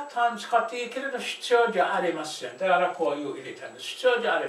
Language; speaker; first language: Japanese; non-native, fluent; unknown